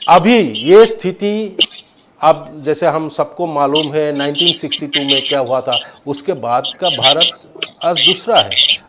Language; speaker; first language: Hindi; non-native, local second language; Assamese